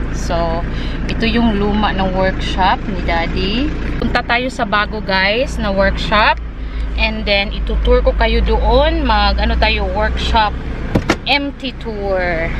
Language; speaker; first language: Filipino; non-native, local second language; Cebuano